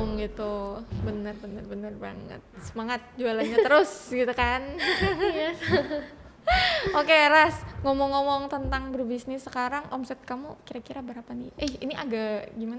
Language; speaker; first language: Indonesian; native; Indonesian